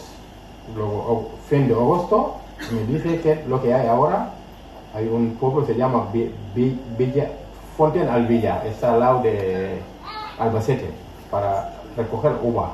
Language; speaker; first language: Spanish; non-native, learner; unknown